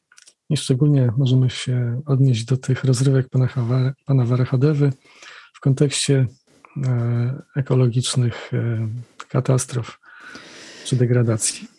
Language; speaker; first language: Polish; native; Polish